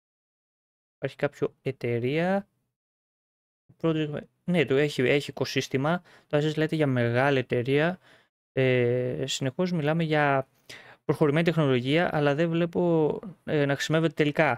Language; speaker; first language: Greek; native; Greek